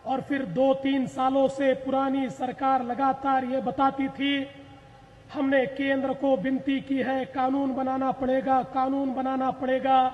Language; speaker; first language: Hindi; non-native, local second language; Marathi